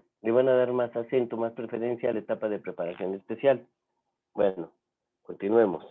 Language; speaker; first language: Spanish; native; Spanish